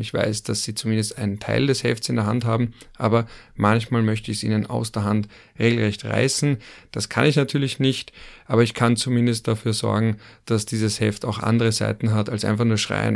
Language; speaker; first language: German; native; German